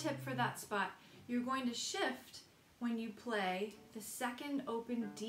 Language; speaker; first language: English; native; English